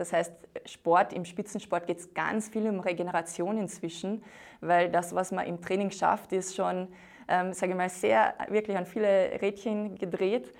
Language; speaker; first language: German; native; German